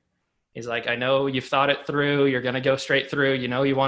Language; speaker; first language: English; native; English